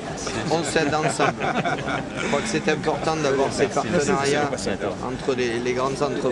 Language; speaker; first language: French; native; French